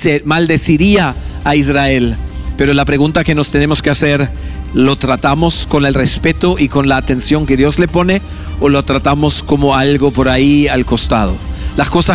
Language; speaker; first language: Spanish; non-native, fluent; German